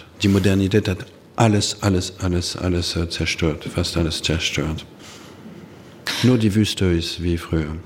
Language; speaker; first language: German; non-native, fluent; French